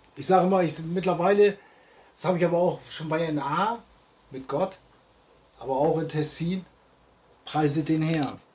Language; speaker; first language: German; native; German